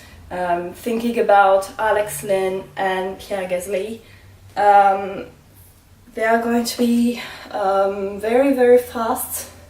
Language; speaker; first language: English; non-native, fluent; French